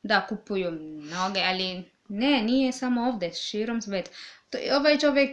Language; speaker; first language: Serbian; non-native, learner; English